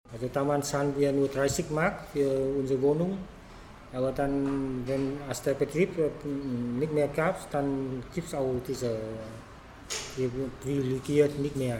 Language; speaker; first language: German; non-native, fluent; Vietnamese